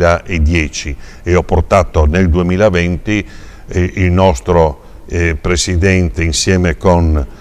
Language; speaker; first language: Italian; native; Italian